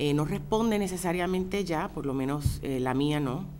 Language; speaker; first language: Spanish; native; Spanish